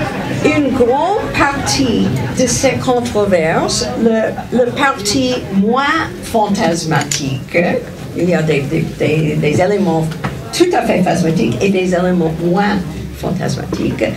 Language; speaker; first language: French; non-native, fluent; English